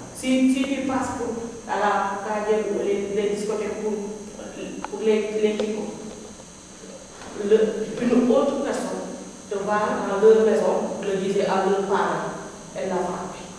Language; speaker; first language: French; non-native, learner; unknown